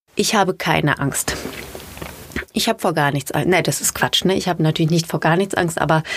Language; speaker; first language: German; native; German